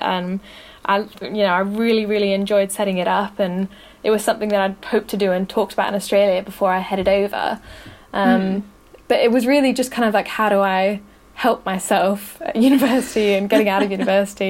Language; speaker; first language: English; native; English